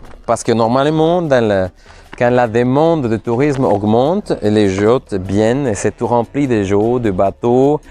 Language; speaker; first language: French; non-native, fluent; Spanish